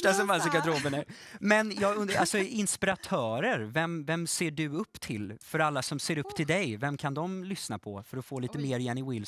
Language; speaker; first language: Swedish; native; Swedish